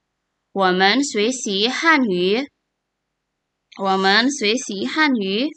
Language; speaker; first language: Chinese; non-native, fluent; Indonesian